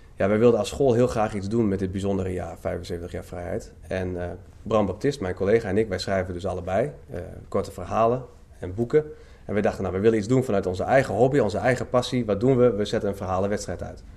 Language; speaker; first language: Dutch; native; Dutch